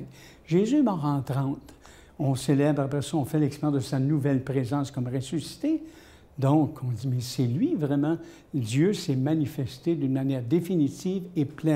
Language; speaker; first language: French; native; French